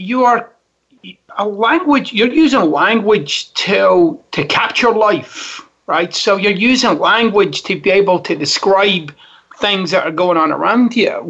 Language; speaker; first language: English; native; English